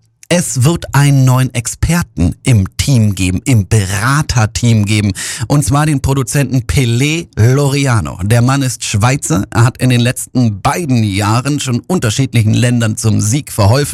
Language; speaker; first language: German; native; German